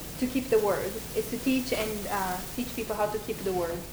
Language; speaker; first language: English; non-native, fluent; Portuguese